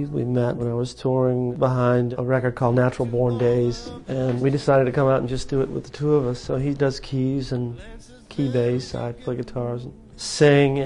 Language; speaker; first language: English; native; English